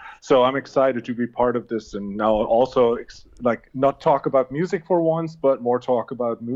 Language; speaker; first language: English; non-native, fluent; German